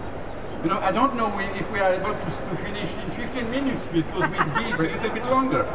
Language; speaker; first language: English; non-native, fluent; French